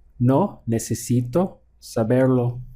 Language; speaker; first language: Spanish; non-native, fluent; English